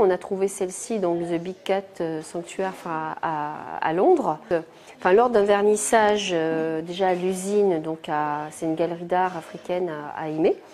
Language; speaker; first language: French; native; French